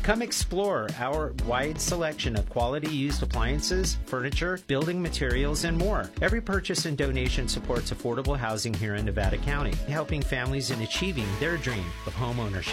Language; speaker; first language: English; native; English